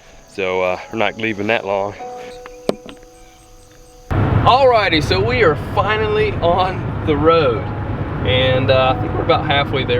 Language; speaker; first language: English; native; English